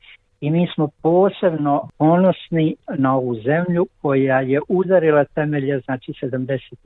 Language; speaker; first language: Croatian; native; Croatian